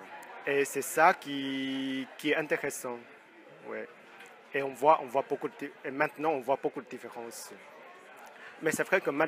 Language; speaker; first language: French; non-native, fluent; Chinese